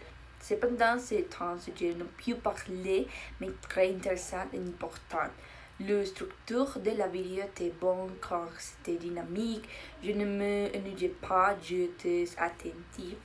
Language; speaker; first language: French; non-native, learner; Spanish